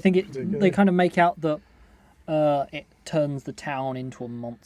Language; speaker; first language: English; native; English